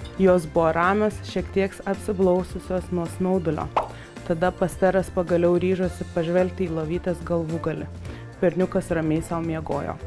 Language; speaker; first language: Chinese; non-native, fluent; Lithuanian